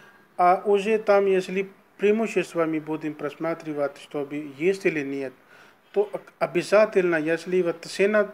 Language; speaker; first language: Russian; non-native, learner; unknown